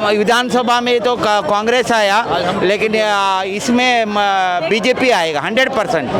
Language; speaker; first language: Hindi; non-native, local second language; Kannada